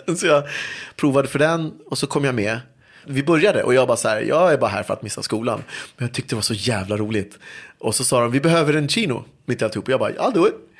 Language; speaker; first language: Swedish; early bilingual, other home language; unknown